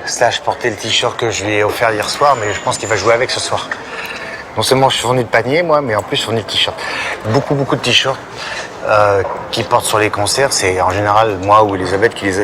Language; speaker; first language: French; native; French